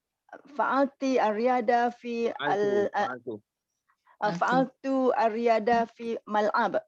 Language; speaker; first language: Arabic; non-native, learner; Malay